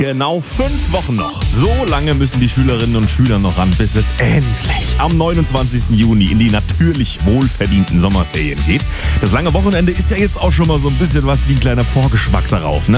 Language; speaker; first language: German; native; German